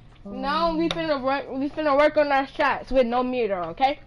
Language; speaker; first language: English; native; English